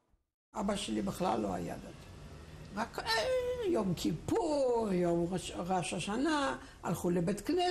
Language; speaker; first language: Hebrew; non-native, fluent; Yiddish